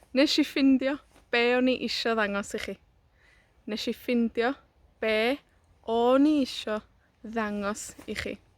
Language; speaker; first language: Welsh; native; Welsh